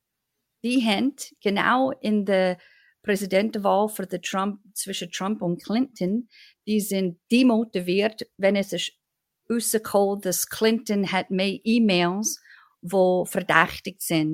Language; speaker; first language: German; non-native, fluent; English